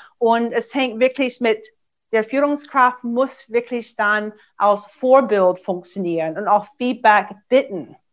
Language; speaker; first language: German; non-native, fluent; English